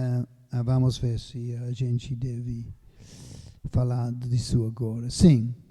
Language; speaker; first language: Portuguese; non-native, fluent; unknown